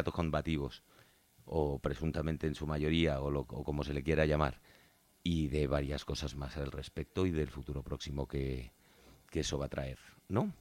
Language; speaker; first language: Spanish; native; Spanish